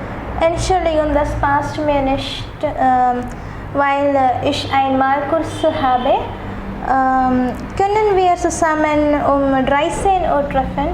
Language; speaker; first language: German; non-native, learner; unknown